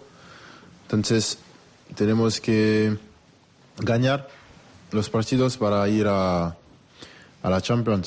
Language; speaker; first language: Spanish; non-native, learner; French